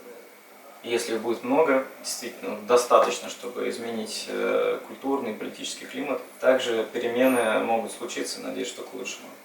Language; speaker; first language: Russian; native; Russian